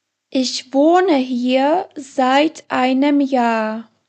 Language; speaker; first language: German; non-native, fluent; Slovak